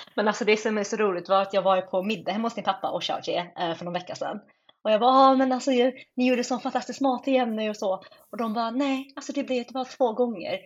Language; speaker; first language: Swedish; native; Swedish